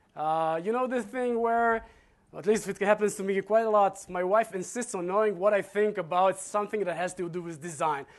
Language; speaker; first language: English; non-native, fluent; Hebrew